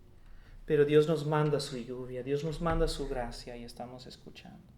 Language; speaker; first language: Spanish; non-native, fluent; English